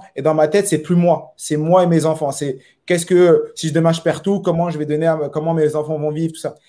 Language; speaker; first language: French; native; French